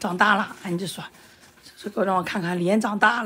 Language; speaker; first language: Chinese; native; Chinese